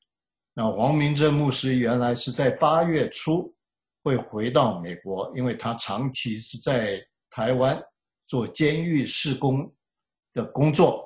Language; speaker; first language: Chinese; native; Chinese